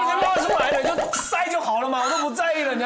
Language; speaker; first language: Chinese; native; Chinese